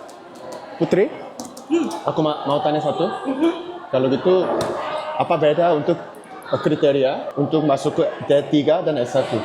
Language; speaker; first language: Indonesian; non-native, learner; Korean